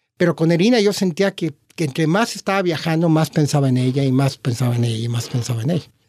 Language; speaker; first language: Spanish; native; Spanish